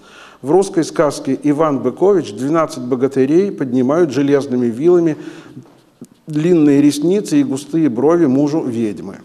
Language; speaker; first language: Russian; native; Russian